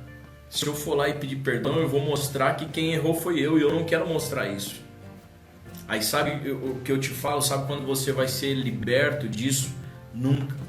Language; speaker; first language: Portuguese; native; Portuguese